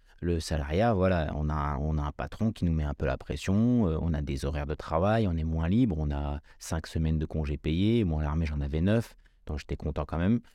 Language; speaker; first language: French; early bilingual, other home language; Kabyle